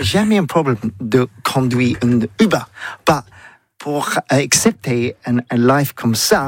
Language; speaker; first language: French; non-native, learner; English